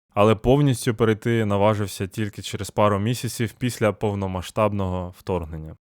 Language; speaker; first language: Ukrainian; non-native, local second language; Russian